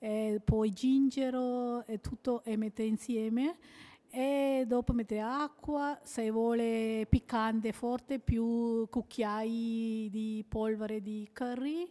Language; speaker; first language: Italian; non-native, learner; Sinhala